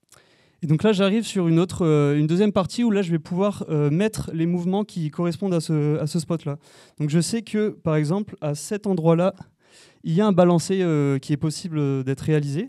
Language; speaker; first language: French; native; French